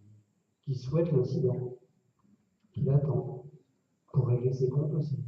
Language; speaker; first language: French; native; French